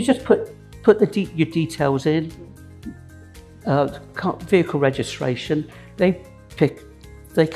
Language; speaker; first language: English; native; English